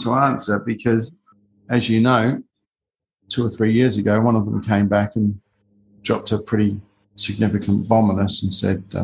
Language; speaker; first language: English; native; English